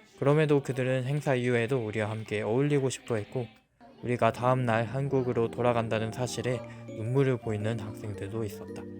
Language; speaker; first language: Korean; native; Korean